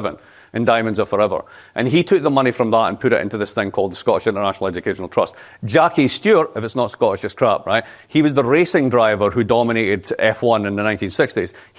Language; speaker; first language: English; native; English